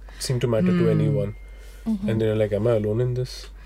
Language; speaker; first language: English; non-native, local second language; Hindi